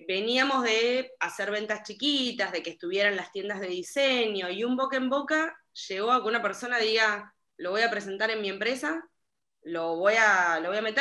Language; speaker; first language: Spanish; native; Spanish